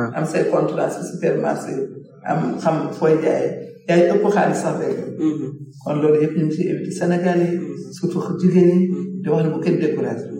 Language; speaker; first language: Wolof; native; Wolof